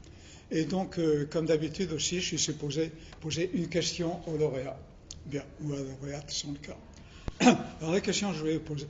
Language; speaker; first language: French; native; French